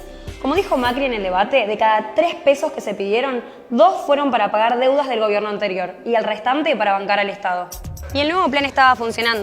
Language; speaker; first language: Spanish; native; Spanish